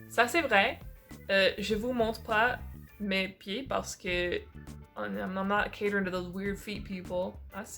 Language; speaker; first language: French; non-native, fluent; English